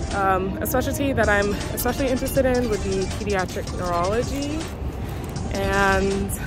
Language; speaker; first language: English; native; English